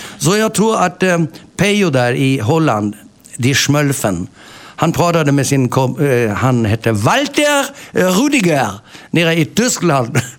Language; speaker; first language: Swedish; native; Swedish